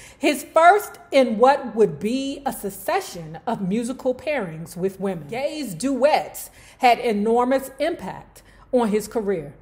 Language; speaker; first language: English; native; English